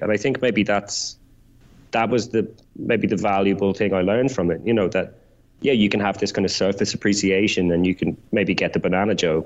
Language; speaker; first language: English; native; English